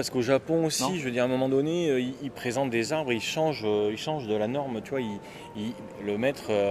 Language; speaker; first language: French; native; French